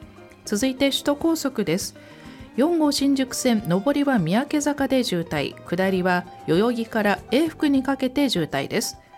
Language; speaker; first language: Japanese; native; Japanese